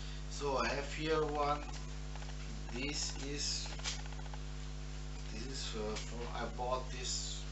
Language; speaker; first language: English; non-native, learner; Spanish